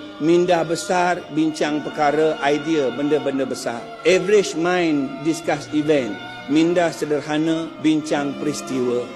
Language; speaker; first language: Malay; non-native, local second language; Chinese